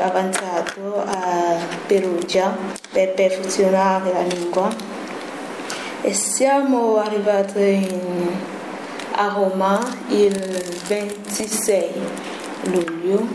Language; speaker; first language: Italian; non-native, fluent; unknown